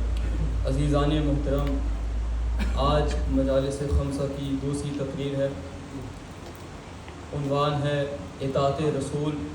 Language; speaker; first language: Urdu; early bilingual, heritage; Urdu